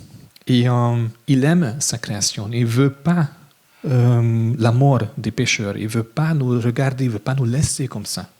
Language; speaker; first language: French; non-native, fluent; English